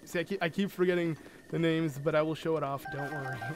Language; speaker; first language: English; native; English